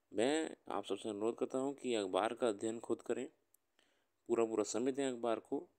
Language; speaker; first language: Hindi; native; Hindi